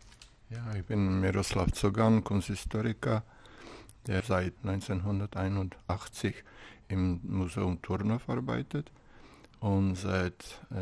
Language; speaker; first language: German; non-native, fluent; Czech